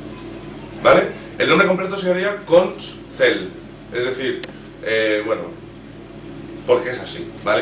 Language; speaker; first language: Spanish; native; Spanish